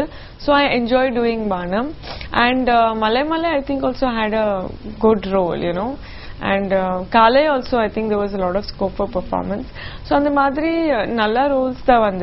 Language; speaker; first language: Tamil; non-native, local second language; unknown